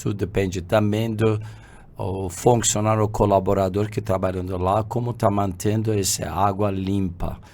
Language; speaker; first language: Portuguese; non-native, fluent; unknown